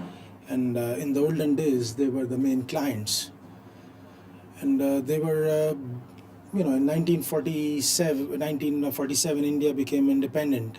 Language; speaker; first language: English; non-native, local second language; Hindi